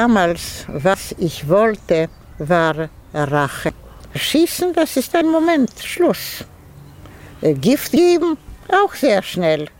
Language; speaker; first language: German; non-native, fluent; Polish